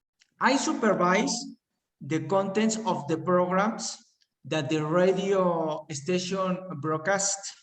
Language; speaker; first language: English; non-native, learner; Spanish